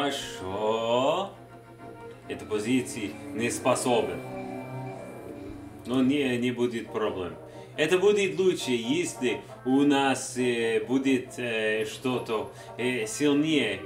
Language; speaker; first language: Russian; non-native, learner; English